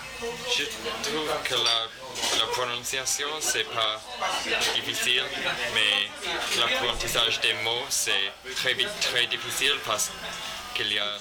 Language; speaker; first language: French; non-native, learner; English